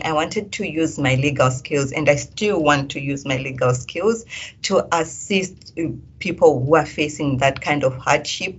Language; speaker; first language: English; non-native, local second language; Shona